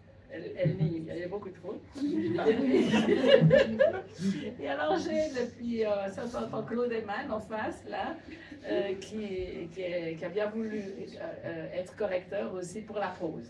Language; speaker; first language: French; native; French